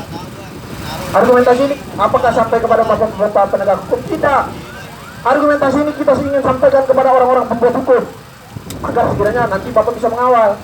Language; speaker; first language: Indonesian; native; Indonesian